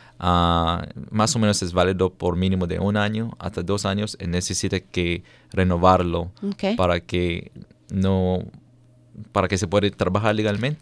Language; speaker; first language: Spanish; non-native, fluent; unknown